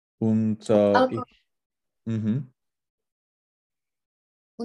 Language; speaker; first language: German; non-native, fluent; Czech